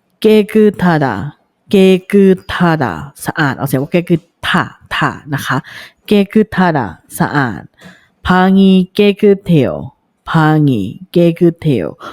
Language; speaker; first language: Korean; non-native, fluent; Thai